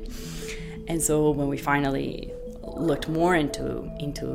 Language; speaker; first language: English; non-native, fluent; Italian